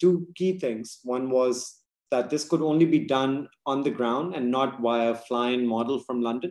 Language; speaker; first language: English; non-native, local second language; Urdu